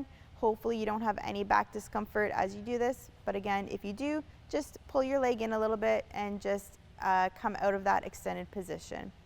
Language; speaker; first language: English; native; English